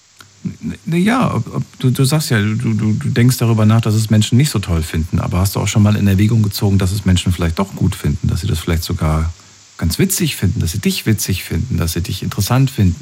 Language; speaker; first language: German; native; German